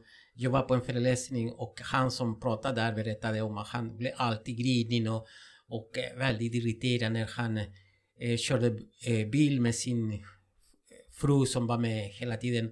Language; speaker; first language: Swedish; non-native, fluent; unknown